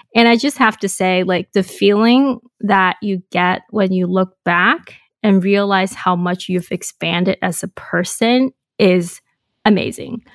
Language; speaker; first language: English; non-native, local second language; Cantonese